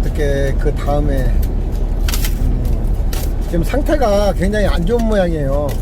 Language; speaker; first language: Korean; native; Korean